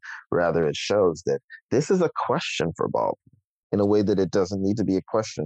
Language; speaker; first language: English; native; English